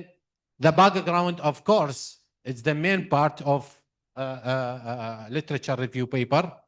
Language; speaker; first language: English; non-native, fluent; Arabic